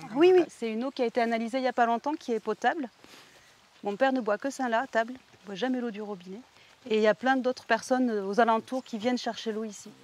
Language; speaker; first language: French; native; French